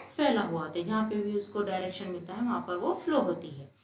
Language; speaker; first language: Hindi; non-native, local second language; Telugu